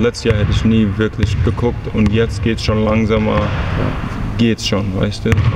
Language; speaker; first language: German; early bilingual, heritage; English